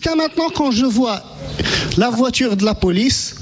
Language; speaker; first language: French; non-native, fluent; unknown